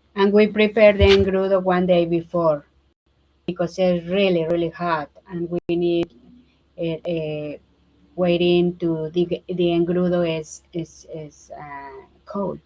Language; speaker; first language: English; non-native, learner; Spanish